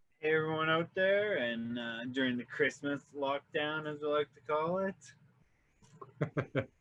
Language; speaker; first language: English; native; English